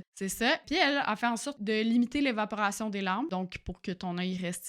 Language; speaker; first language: French; native; French